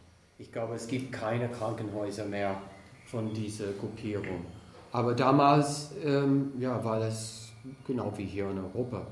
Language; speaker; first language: German; non-native, fluent; English